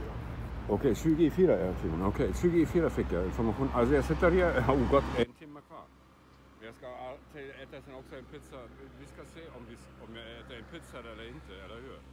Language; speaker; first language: Swedish; non-native, fluent; German